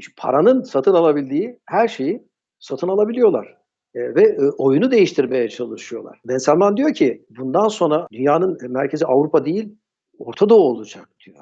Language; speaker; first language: Turkish; early bilingual, heritage; Turkish